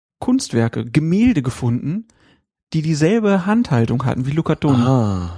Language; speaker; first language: German; native; German